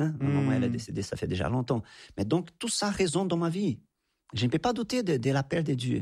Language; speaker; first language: French; non-native, fluent; Portuguese